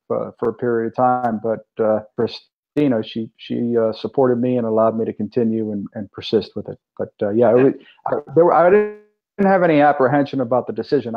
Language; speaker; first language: English; native; English